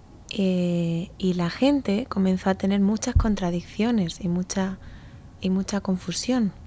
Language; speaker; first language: Spanish; native; Spanish